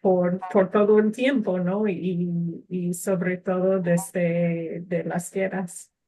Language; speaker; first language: Spanish; non-native, fluent; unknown